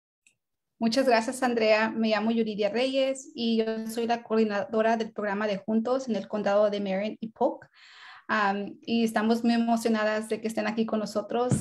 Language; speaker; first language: Spanish; early bilingual, heritage; Spanish